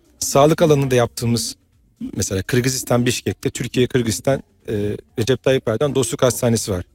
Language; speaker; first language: Turkish; native; Turkish